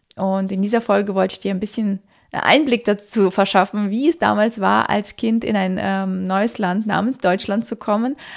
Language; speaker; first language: German; early bilingual, other home language; Russian